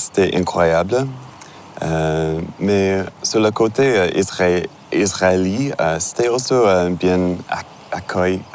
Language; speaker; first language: French; non-native, local second language; English